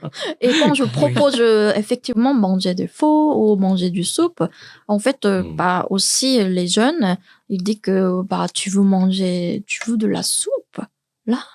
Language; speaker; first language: French; non-native, learner; Korean